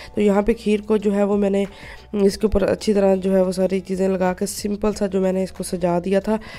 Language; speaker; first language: Urdu; non-native, local second language; Punjabi